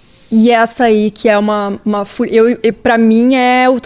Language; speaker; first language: Portuguese; native; Portuguese